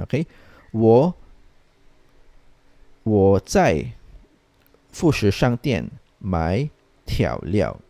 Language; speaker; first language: Chinese; non-native, fluent; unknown